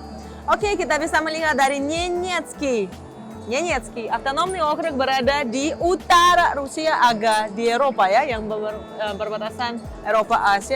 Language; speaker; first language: Indonesian; non-native, fluent; Russian